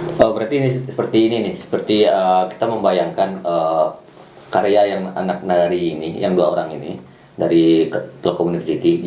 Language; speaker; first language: Indonesian; non-native, local second language; Minangkabau